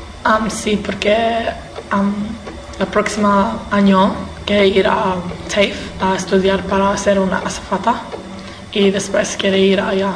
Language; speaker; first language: Spanish; early bilingual, heritage; English